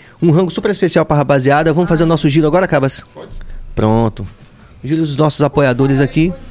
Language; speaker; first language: Portuguese; native; Portuguese